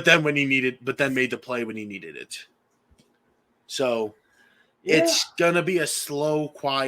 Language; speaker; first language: English; native; English